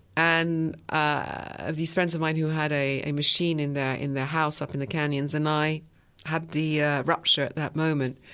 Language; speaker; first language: English; early bilingual, other home language; French